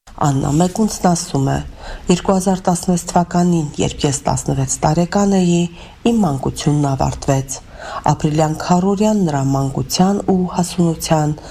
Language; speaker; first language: Armenian; native; Armenian